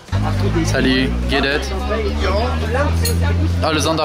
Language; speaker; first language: German; non-native, local second language; Luxembourgish